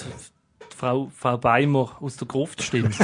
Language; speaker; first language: German; native; German